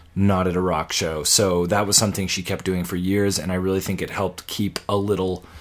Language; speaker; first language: English; native; English